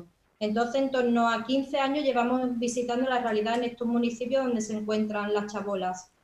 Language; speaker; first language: Spanish; native; Spanish